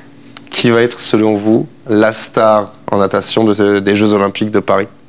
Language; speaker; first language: French; native; French